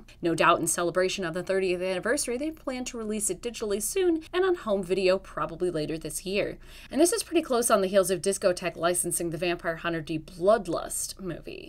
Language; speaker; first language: English; native; English